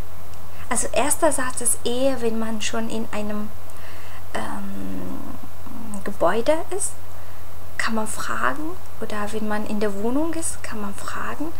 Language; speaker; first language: German; non-native, fluent; Mongolian